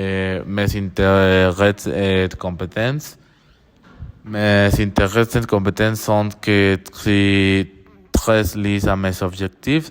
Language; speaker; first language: French; non-native, learner; Spanish